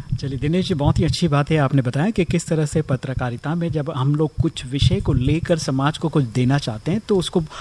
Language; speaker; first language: Hindi; native; Hindi